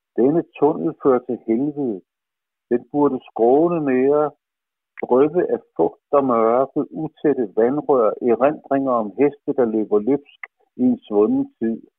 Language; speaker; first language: Danish; native; Danish